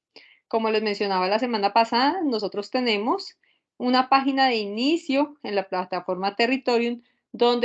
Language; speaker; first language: Spanish; native; Spanish